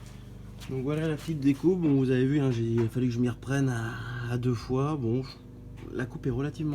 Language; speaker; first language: French; native; French